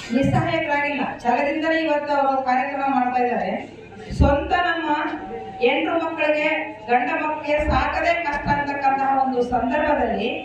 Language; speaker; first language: Kannada; native; Kannada